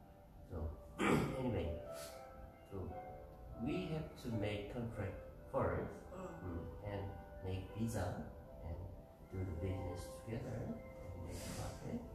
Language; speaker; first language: English; non-native, learner; Korean